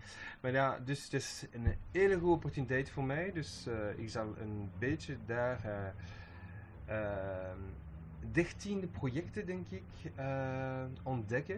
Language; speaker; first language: Dutch; non-native, local second language; French